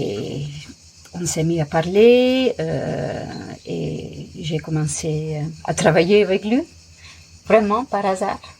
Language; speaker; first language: French; non-native, fluent; Dutch